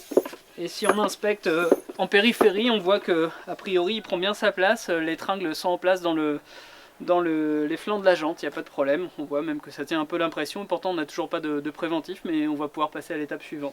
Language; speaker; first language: French; native; French